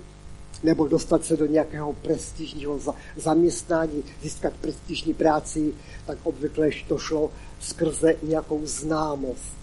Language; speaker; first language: Czech; non-native, local second language; Polish